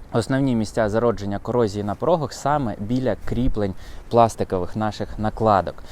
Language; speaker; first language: Ukrainian; non-native, local second language; Russian